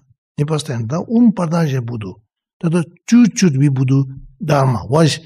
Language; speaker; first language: Russian; non-native, learner; Tibetan